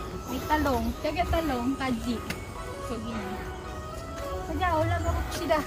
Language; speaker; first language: Korean; non-native, fluent; Filipino